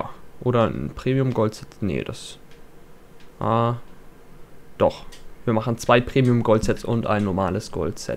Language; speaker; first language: German; native; German